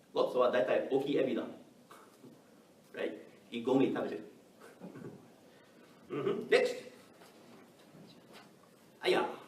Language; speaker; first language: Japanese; non-native, learner; English